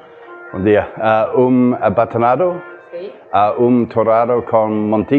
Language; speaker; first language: Portuguese; non-native, learner; English